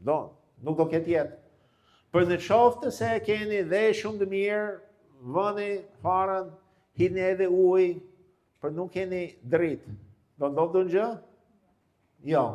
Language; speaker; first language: Albanian; non-native, fluent; English